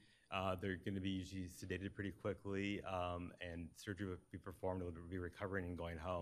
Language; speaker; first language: English; native; English